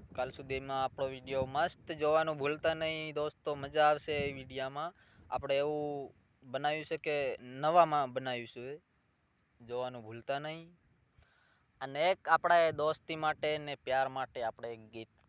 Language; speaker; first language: Gujarati; non-native, local second language; Bhili